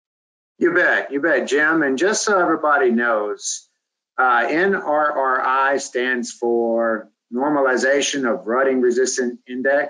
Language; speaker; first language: English; native; English